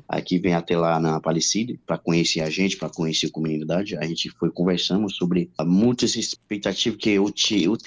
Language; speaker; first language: Portuguese; non-native, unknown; Haitian Creole